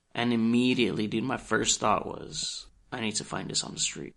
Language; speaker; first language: English; early bilingual, other home language; Spanish